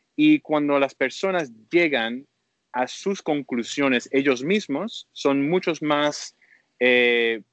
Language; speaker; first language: Spanish; early bilingual, heritage; Spanish